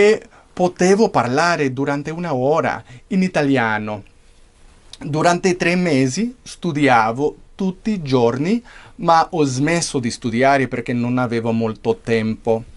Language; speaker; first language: Italian; non-native, fluent; English